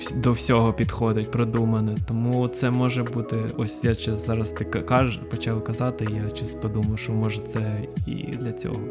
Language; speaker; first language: Ukrainian; non-native, local second language; Russian